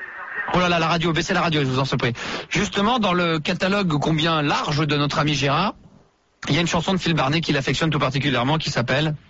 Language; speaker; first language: French; native; French